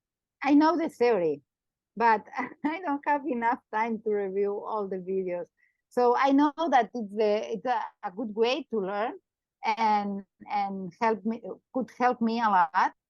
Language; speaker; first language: English; non-native, learner; Catalan